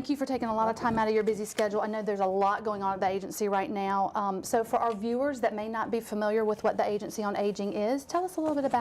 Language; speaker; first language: English; native; English